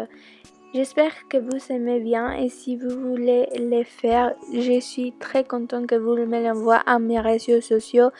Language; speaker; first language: French; non-native, learner; Spanish